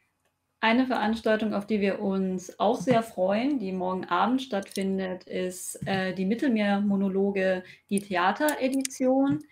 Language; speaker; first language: German; native; German